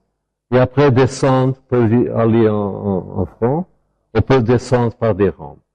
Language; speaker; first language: French; non-native, fluent; Portuguese